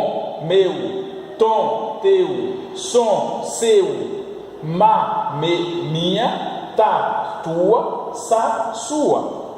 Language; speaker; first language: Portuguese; non-native, fluent; French